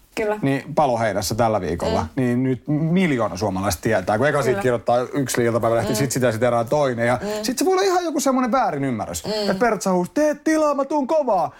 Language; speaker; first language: Finnish; native; Finnish